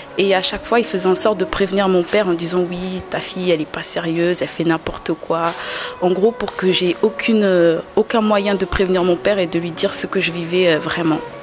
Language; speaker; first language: French; early bilingual, other home language; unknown